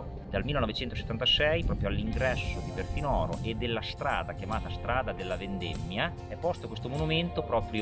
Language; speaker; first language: Italian; native; Italian